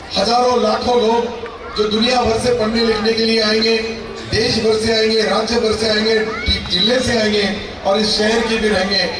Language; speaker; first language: Hindi; non-native, local second language; Urdu